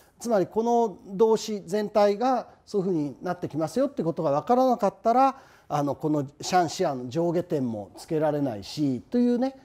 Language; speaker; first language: Japanese; native; Japanese